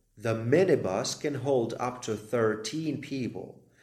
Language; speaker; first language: English; non-native, fluent; Slovak